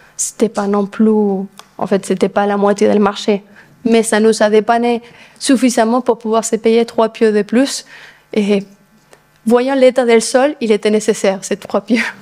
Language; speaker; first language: French; non-native, fluent; Spanish